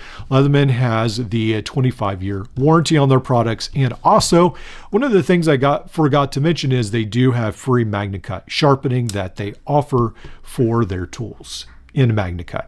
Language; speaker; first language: English; native; English